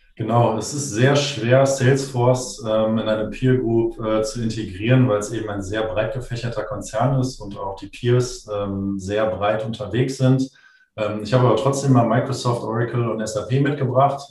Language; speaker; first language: German; native; German